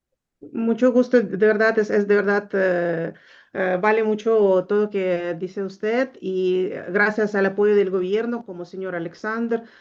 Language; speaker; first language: Spanish; non-native, learner; Ukrainian